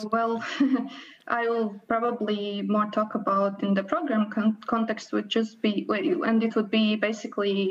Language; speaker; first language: English; non-native, fluent; Latvian